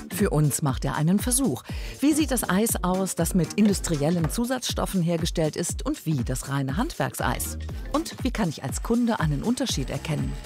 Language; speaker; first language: German; native; German